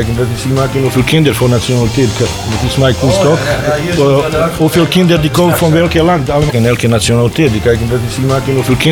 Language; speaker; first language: Dutch; non-native, learner; Bosnian